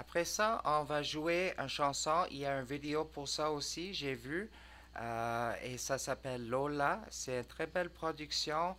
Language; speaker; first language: French; non-native, learner; English